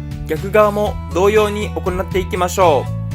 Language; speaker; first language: Japanese; native; Japanese